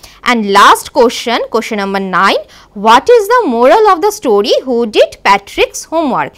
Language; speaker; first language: English; non-native, local second language; Bangla